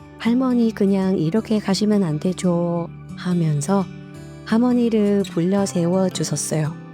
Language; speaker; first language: Korean; non-native, fluent; Vietnamese